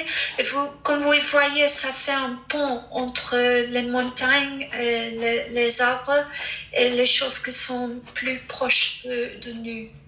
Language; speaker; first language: French; non-native, fluent; English